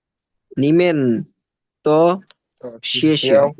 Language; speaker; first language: Chinese; non-native, learner; Bangla